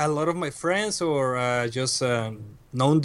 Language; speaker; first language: English; non-native, fluent; Spanish